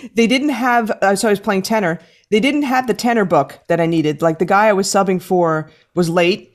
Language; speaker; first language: English; native; English